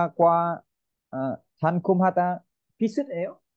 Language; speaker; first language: Korean; non-native, learner; Vietnamese